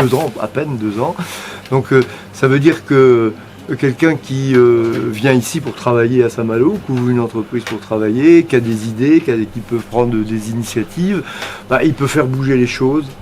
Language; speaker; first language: French; native; French